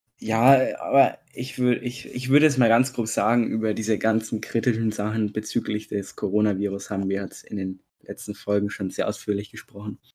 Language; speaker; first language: German; native; German